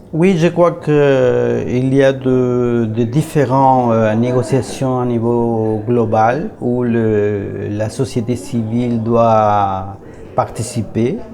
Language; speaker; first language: French; non-native, learner; Spanish